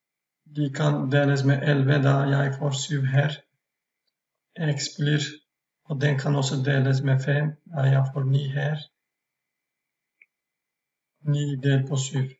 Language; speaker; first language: Norwegian; non-native, fluent; Turkish